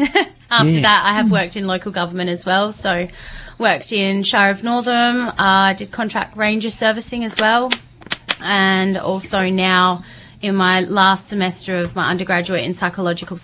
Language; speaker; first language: English; native; English